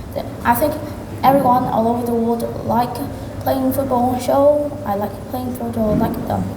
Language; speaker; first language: English; non-native, learner; Vietnamese